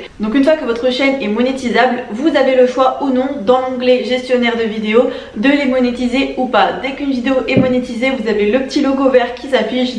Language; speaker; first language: French; native; French